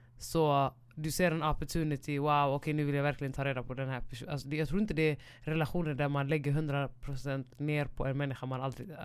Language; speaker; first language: Swedish; early bilingual, other home language; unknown